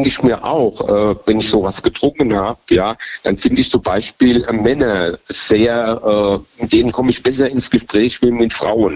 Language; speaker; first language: German; native; German